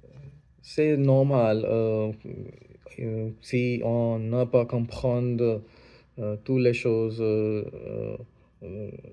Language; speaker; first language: French; non-native, learner; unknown